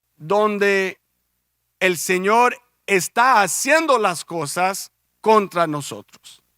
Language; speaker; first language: Spanish; early bilingual, heritage; Spanish